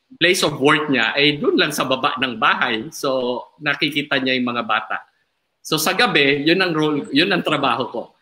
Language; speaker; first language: Filipino; non-native, local second language; Bikol